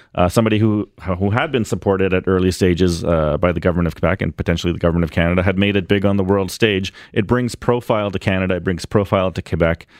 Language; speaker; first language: English; native; English